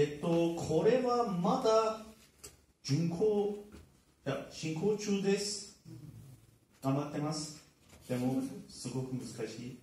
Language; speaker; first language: Japanese; non-native, learner; Turkish